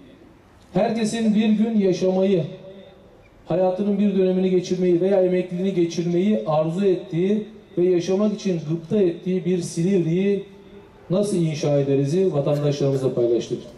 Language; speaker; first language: Turkish; native; Turkish